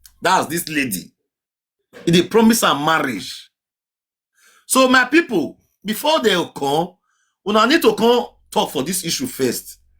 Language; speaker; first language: Nigerian Pidgin; native; Nigerian Pidgin